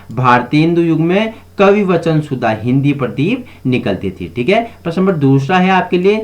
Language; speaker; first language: Hindi; native; Hindi